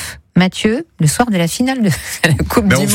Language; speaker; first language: French; native; French